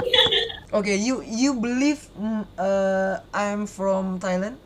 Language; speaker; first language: English; non-native, learner; Hakka Chinese